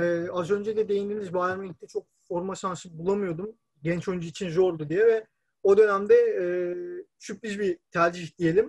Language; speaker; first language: Turkish; native; Turkish